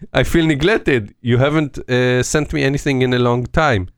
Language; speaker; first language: English; non-native, learner; Hebrew